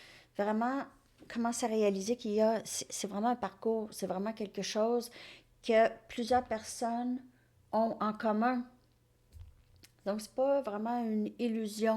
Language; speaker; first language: French; native; French